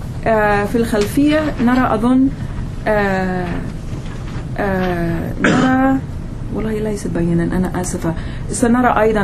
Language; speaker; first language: Arabic; non-native, fluent; English